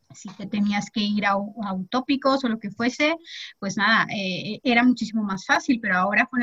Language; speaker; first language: Spanish; native; Spanish